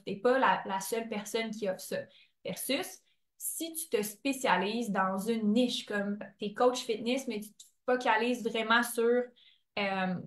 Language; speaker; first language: French; native; French